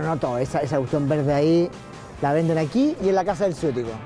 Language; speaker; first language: Spanish; native; Spanish